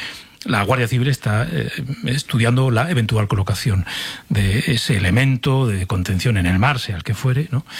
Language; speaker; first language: Spanish; native; Spanish